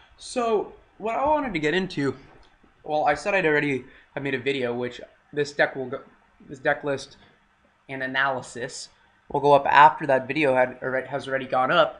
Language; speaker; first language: English; native; English